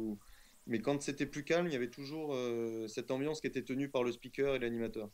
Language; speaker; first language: French; native; French